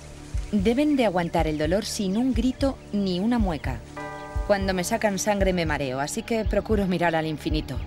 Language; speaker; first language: Spanish; native; Spanish